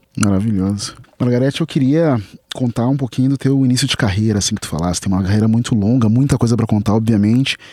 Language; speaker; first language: Portuguese; native; Portuguese